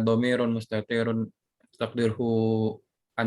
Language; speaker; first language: Arabic; non-native, learner; Indonesian